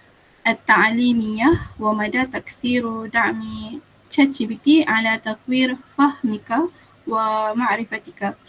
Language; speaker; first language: Arabic; non-native, learner; Malay